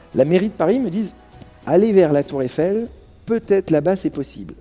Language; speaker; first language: French; early bilingual, other home language; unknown